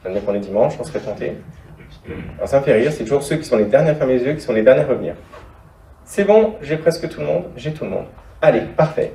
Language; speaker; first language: French; native; French